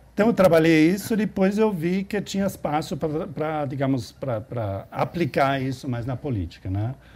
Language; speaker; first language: Portuguese; non-native, fluent; German